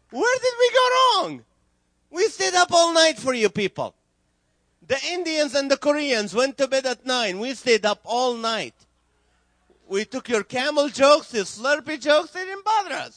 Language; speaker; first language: English; non-native, fluent; Arabic